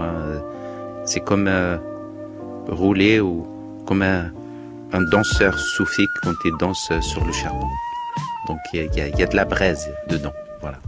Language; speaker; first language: French; non-native, local second language; Arabic